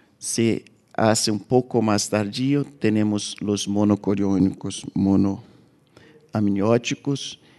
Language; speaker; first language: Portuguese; native; Portuguese